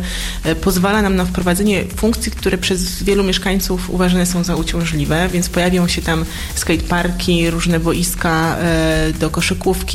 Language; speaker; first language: Polish; native; Polish